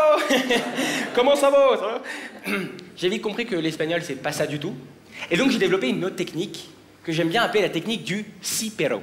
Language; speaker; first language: French; native; French